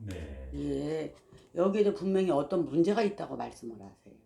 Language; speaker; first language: Korean; native; Korean